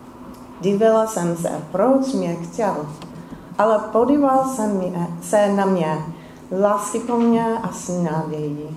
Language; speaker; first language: Czech; non-native, fluent; English